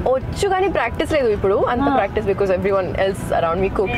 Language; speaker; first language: Telugu; non-native, local second language; Hindi